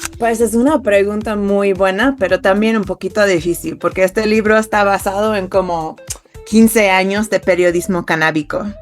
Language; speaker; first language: Spanish; non-native, fluent; English